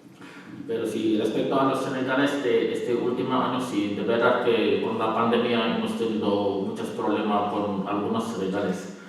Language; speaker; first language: Spanish; non-native, learner; Wolof